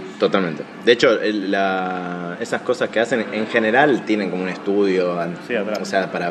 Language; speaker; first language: Spanish; native; Spanish